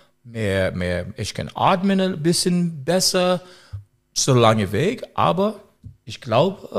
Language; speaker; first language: German; non-native, learner; English